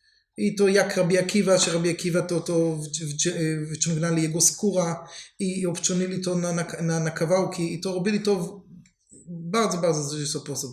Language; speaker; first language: Polish; non-native, learner; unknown